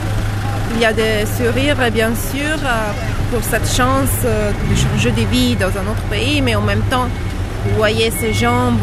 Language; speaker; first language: French; non-native, fluent; Italian